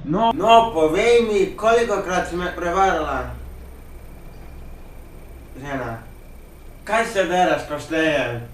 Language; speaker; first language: Slovenian; early bilingual, other home language; Polish